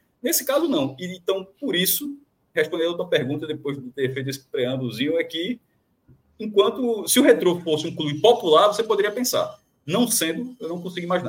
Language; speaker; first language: Portuguese; native; Portuguese